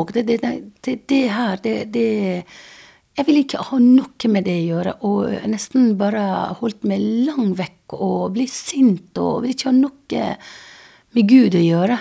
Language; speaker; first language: Norwegian; non-native, fluent; Persian